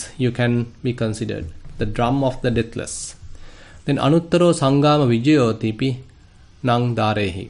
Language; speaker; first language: English; non-native, local second language; Sinhala